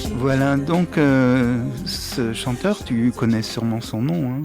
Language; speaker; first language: French; native; French